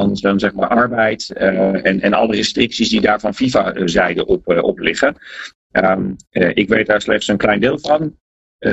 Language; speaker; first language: Dutch; native; Dutch